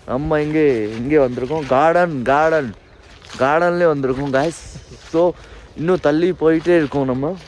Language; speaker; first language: Tamil; non-native, learner; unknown